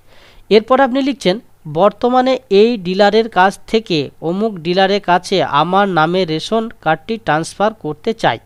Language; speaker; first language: Bangla; native; Bangla